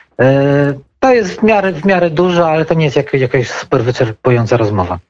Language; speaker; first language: Polish; native; Polish